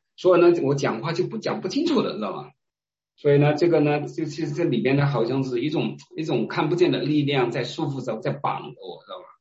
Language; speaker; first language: Chinese; non-native, local second language; Hakka Chinese